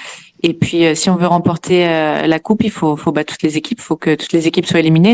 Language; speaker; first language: French; native; French